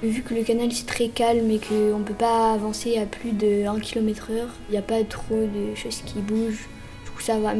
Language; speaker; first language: French; native; French